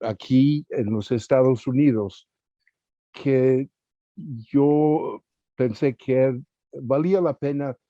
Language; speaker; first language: Spanish; early bilingual, heritage; Spanish